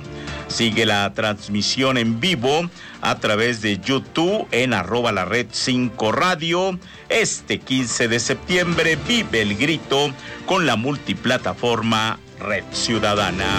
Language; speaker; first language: Spanish; native; Spanish